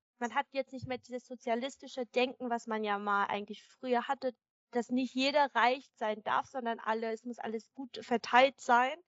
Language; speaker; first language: German; early bilingual, other home language; Vietnamese